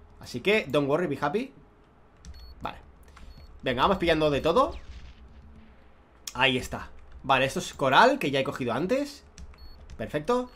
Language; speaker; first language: Spanish; native; Spanish